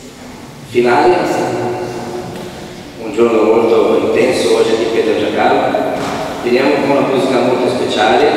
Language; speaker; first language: Italian; non-native, fluent; Portuguese